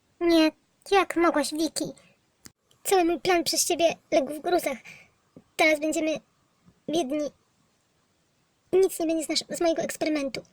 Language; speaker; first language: Polish; native; Polish